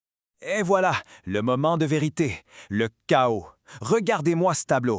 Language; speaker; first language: French; native; French